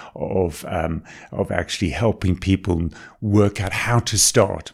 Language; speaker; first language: English; native; English